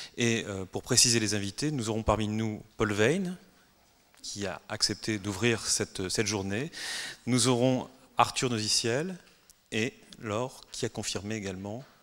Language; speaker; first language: French; native; French